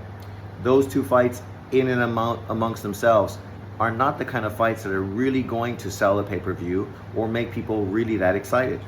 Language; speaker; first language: English; native; English